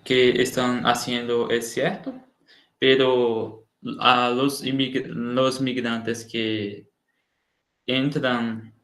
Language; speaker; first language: Spanish; non-native, learner; Portuguese